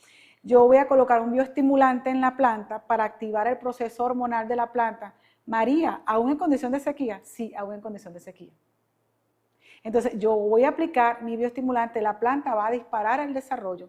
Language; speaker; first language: Spanish; native; Spanish